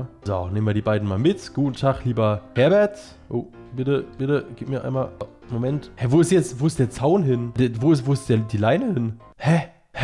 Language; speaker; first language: German; native; German